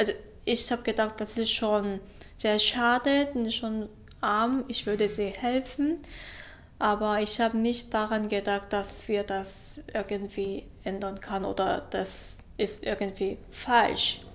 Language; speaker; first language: German; non-native, fluent; Korean